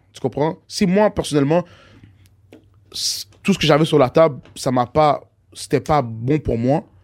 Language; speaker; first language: French; native; French